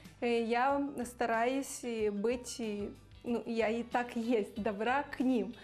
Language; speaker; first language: Russian; non-native, fluent; Romanian